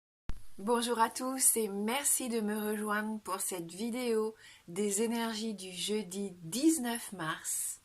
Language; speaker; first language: French; native; French